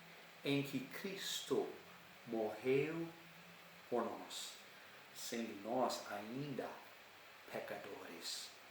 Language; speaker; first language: Portuguese; non-native, learner; English